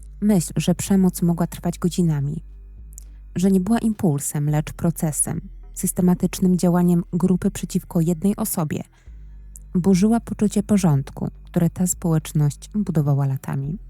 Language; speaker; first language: Polish; native; Polish